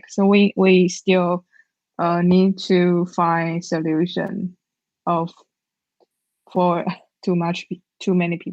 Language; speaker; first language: English; non-native, learner; Chinese